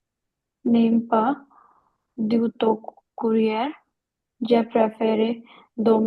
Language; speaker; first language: French; non-native, learner; Hindi